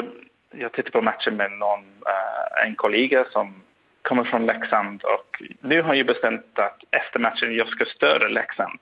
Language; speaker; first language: Swedish; non-native, fluent; English